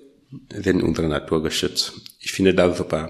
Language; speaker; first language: German; non-native, learner; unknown